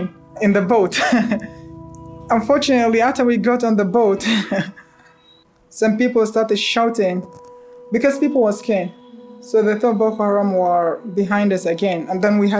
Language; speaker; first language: English; non-native, local second language; Hausa